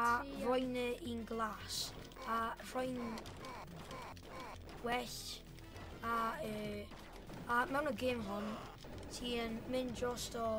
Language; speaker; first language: Welsh; non-native, local second language; English